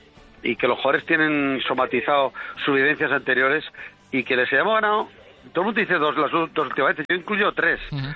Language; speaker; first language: Spanish; native; Spanish